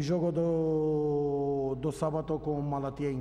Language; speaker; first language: Portuguese; non-native, fluent; Romanian